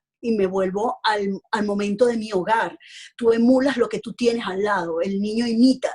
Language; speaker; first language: Spanish; native; Spanish